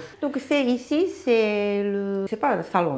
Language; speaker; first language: French; non-native, learner; Japanese